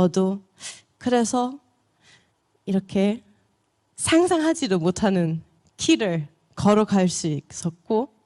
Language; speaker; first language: Korean; non-native, fluent; German